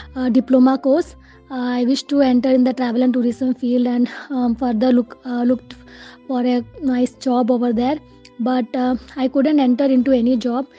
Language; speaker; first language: English; non-native, local second language; Malayalam